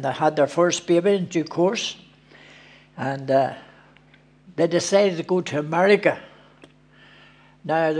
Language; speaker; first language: English; native; English